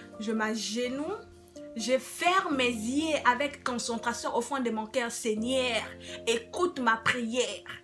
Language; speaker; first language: French; non-native, local second language; Lingala